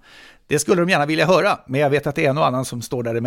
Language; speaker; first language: Swedish; native; Swedish